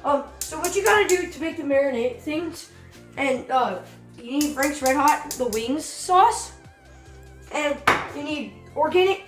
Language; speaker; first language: English; native; English